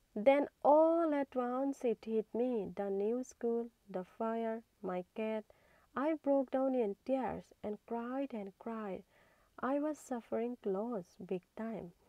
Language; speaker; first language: English; non-native, local second language; Assamese